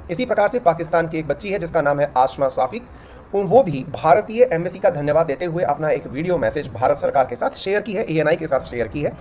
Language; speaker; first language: Hindi; native; Hindi